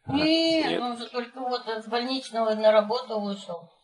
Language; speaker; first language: Russian; native; Russian